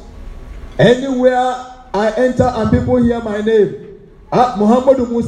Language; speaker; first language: English; non-native, local second language; Hausa